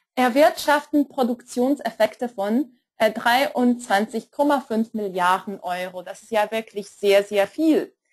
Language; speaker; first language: German; non-native, fluent; Polish